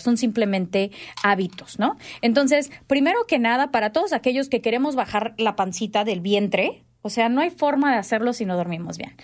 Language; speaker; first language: Spanish; native; Spanish